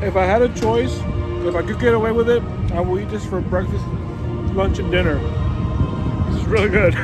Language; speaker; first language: English; early bilingual, other home language; Spanish